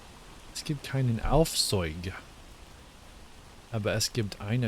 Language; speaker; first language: German; non-native, learner; English